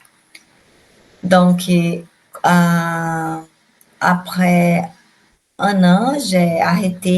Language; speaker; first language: French; non-native, learner; Portuguese